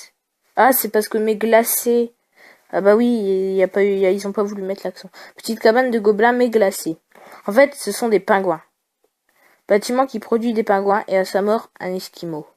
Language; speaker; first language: French; native; French